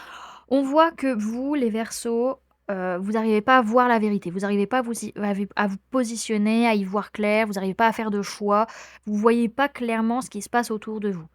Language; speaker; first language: French; native; French